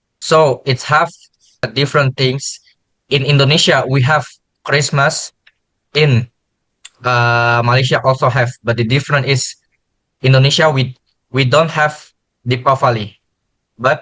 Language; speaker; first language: English; non-native, learner; Indonesian